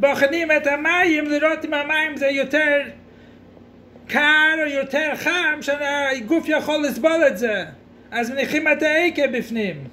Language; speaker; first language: Hebrew; non-native, fluent; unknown